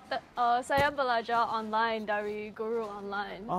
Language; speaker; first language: Indonesian; non-native, learner; Chinese